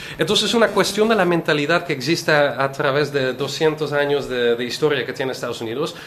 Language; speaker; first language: Spanish; non-native, fluent; Dutch